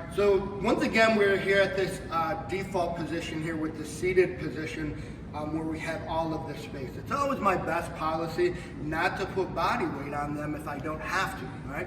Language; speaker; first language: English; native; English